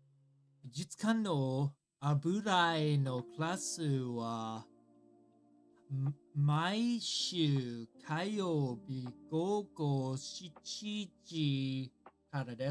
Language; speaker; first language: Japanese; non-native, learner; English